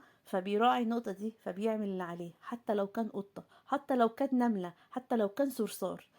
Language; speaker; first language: Arabic; native; Arabic